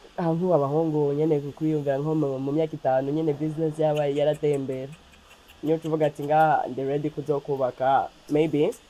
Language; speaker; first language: Rundi; non-native, local second language; Swahili